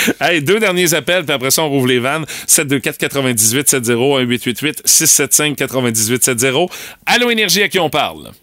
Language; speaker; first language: French; native; French